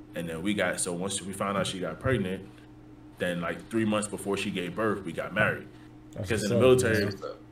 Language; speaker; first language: English; native; English